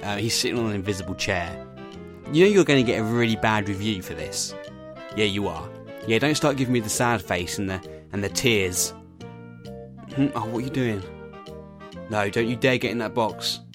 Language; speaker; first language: English; native; English